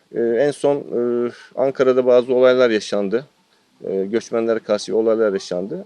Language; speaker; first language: Turkish; native; Turkish